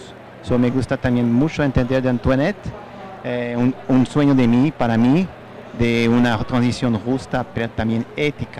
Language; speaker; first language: Spanish; non-native, fluent; French